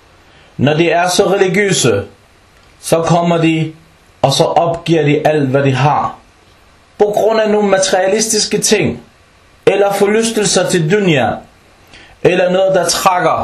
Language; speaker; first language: Danish; early bilingual, other home language; Arabic